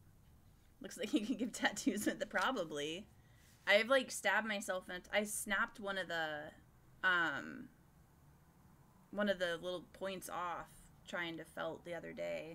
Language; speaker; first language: English; native; English